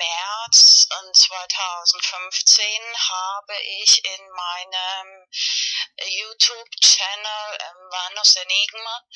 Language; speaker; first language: German; non-native, learner; Spanish